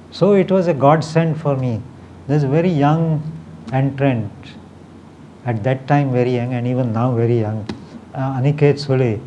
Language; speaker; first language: English; non-native, local second language; Marathi